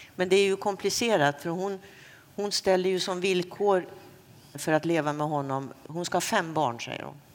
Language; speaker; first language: Swedish; native; Swedish